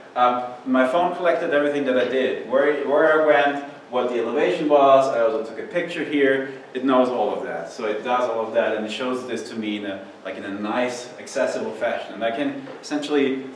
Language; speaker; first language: English; non-native, fluent; German